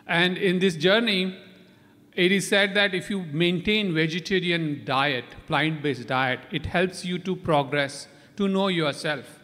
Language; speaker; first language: English; non-native, local second language; Konkani